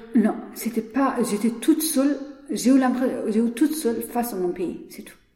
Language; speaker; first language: French; non-native, learner; Persian